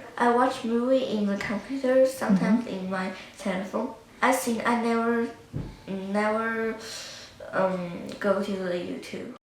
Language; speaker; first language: English; non-native, learner; Chinese